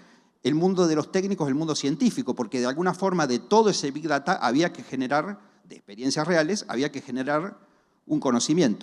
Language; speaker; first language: Spanish; native; Spanish